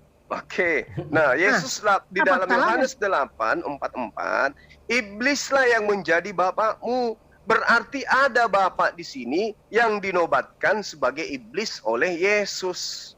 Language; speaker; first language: Indonesian; native; Indonesian